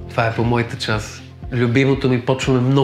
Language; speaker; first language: Bulgarian; native; Bulgarian